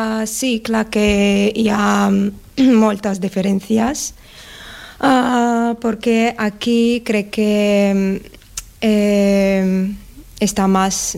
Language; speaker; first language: Catalan; non-native, learner; Russian